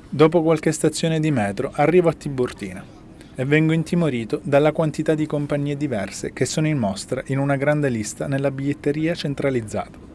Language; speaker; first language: Italian; native; Italian